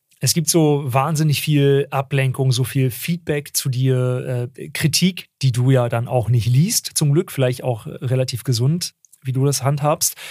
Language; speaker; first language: German; early bilingual, other home language; Turkish